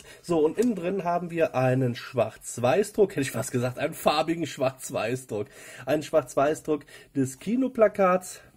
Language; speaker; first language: German; native; German